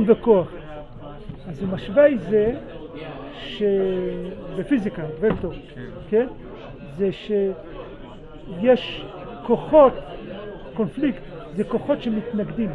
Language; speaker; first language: Hebrew; non-native, learner; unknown